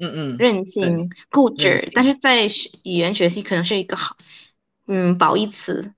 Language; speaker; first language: Chinese; early bilingual, heritage; Chinese